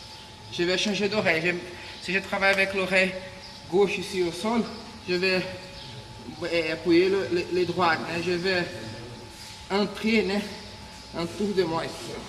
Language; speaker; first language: French; non-native, learner; Portuguese